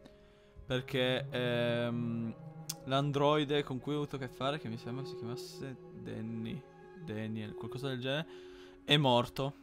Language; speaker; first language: Italian; native; Italian